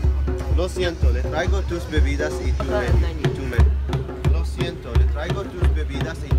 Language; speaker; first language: Spanish; non-native, learner; English